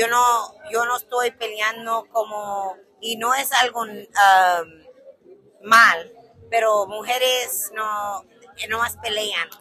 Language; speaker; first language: Spanish; non-native, learner; English